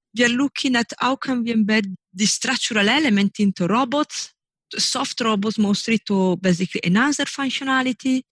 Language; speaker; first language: English; non-native, fluent; Italian